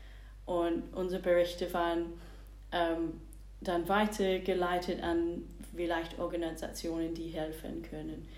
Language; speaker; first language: German; non-native, fluent; English